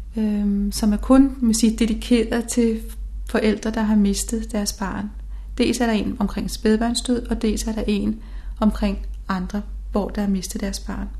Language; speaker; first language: Danish; native; Danish